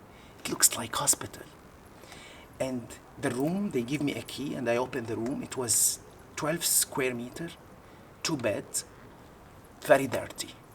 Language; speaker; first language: English; non-native, learner; Arabic